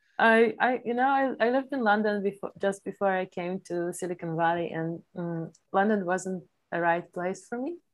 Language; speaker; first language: English; non-native, fluent; Polish